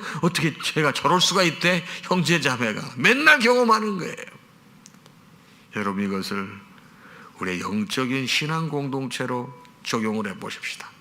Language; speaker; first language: Korean; native; Korean